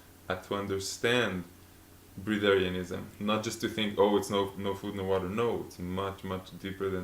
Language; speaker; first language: English; non-native, fluent; Hebrew